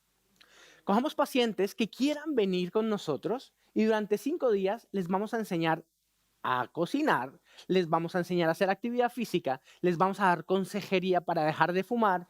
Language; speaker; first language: Spanish; native; Spanish